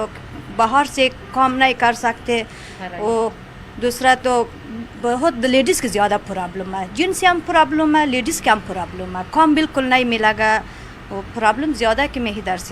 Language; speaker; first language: Hindi; non-native, learner; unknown